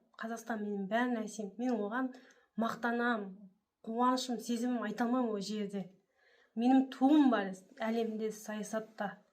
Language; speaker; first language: Kazakh; early bilingual, heritage; Kazakh